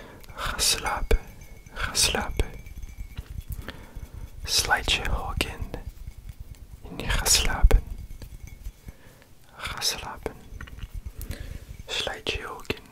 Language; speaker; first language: Dutch; non-native, learner; English